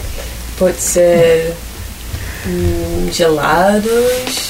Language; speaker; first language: Portuguese; non-native, fluent; Dutch